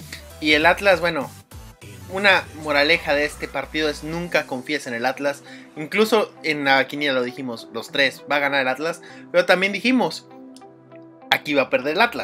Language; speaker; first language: Spanish; native; Spanish